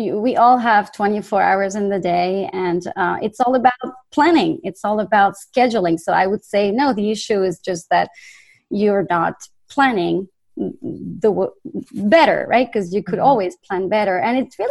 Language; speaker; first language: English; non-native, fluent; French